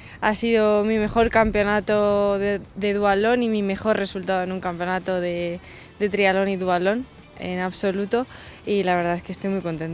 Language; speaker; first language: Spanish; native; Spanish